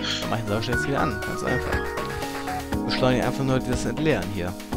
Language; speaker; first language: German; native; German